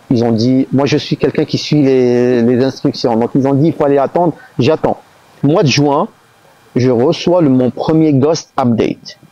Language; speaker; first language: French; non-native, local second language; Arabic